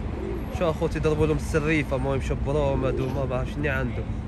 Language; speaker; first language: Arabic; native; Arabic